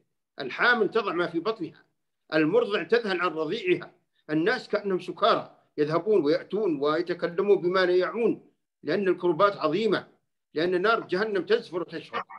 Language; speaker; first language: Arabic; native; Arabic